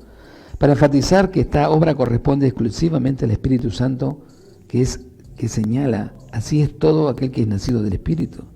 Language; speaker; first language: Spanish; native; Spanish